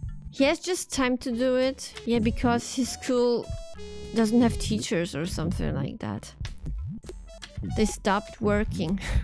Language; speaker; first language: English; non-native, fluent; German